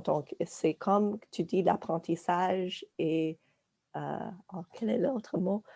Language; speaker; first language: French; non-native, local second language; English